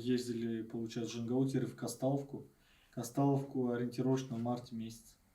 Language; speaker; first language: Russian; native; Russian